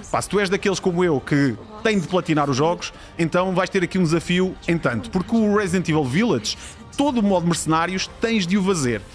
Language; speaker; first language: Portuguese; native; Portuguese